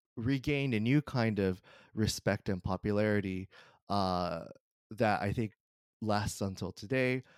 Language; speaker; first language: English; early bilingual, other home language; Japanese